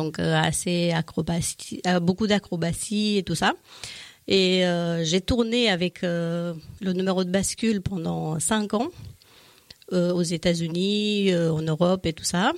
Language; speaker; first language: French; native; French